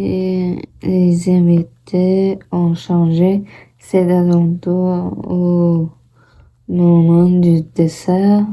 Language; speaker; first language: French; non-native, learner; Portuguese